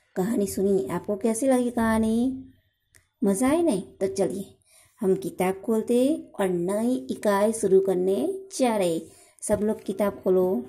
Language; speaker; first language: Hindi; non-native, local second language; Gujarati